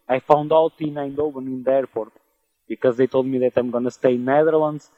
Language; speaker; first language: English; non-native, learner; Portuguese